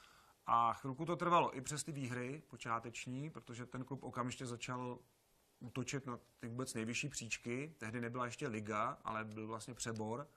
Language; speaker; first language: Czech; native; Czech